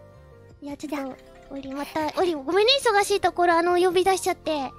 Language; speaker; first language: Japanese; native; Japanese